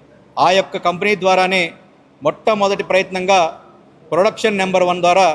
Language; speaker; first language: Telugu; native; Telugu